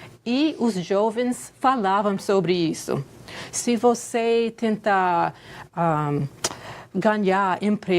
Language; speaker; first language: Portuguese; non-native, fluent; English